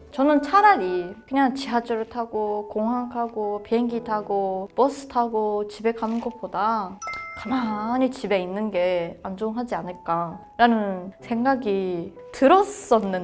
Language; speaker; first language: Korean; non-native, fluent; Japanese